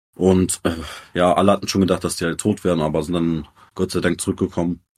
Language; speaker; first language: German; early bilingual, other home language; Arabic